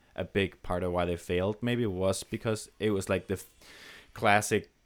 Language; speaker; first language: English; non-native, fluent; Danish